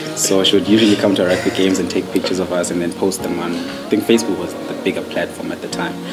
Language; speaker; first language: English; non-native, local second language; Xhosa